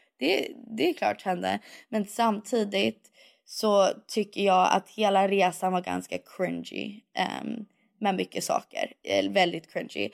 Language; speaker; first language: Swedish; early bilingual, heritage; Swedish